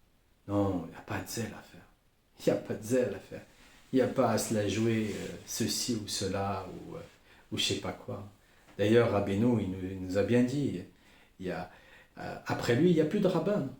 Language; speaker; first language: French; native; French